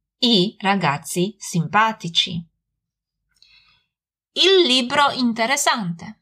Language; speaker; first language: Italian; non-native, fluent; Polish